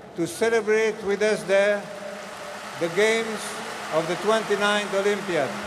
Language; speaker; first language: English; non-native, fluent; Dutch